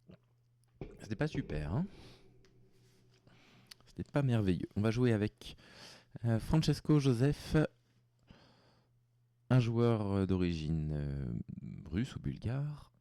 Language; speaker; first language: French; native; French